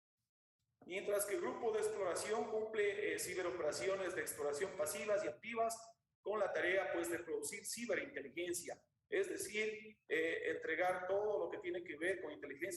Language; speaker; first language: Spanish; native; Spanish